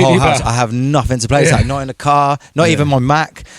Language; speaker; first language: English; native; English